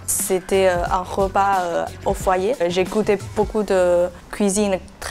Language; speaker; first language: French; non-native, learner; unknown